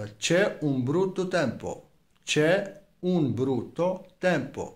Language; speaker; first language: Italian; non-native, fluent; Arabic